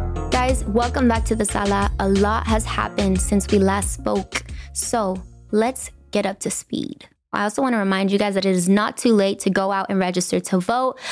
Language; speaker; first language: English; early bilingual, other home language; Spanish